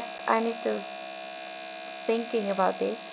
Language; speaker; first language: English; non-native, learner; Vietnamese